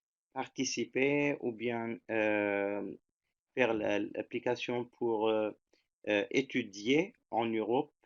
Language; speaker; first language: French; non-native, fluent; Turkish